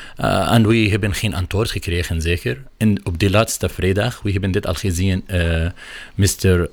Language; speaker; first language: Dutch; non-native, learner; Arabic